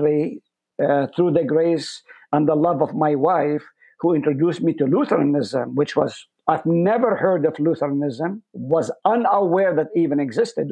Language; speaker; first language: English; non-native, fluent; Hebrew